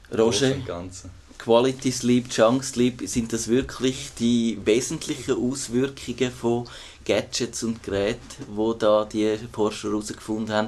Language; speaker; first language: German; native; German